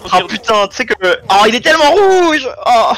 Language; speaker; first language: French; native; French